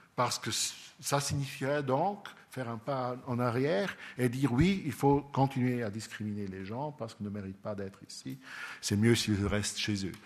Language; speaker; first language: French; non-native, local second language; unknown